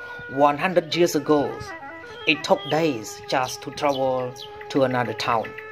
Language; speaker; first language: English; non-native, fluent; Khmer